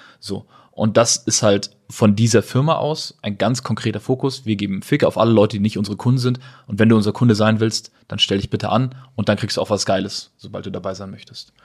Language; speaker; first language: German; native; German